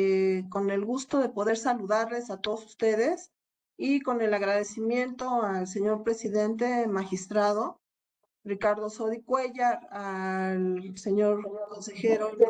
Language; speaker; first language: Spanish; native; Spanish